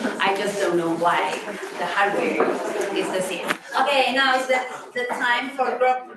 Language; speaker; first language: English; non-native, fluent; Chinese